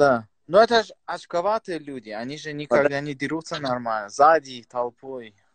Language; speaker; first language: Russian; non-native, fluent; Persian